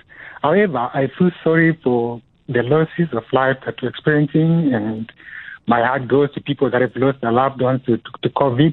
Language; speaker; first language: English; non-native, local second language; Shona